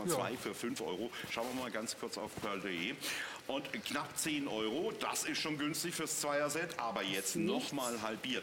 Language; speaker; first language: German; native; German